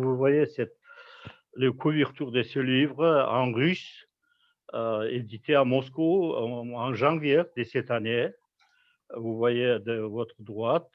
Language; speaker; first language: French; non-native, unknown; Kazakh